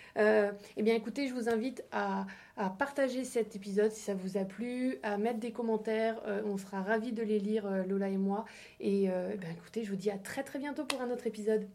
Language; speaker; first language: French; native; French